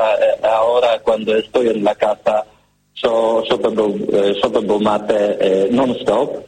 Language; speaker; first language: Spanish; non-native, learner; Polish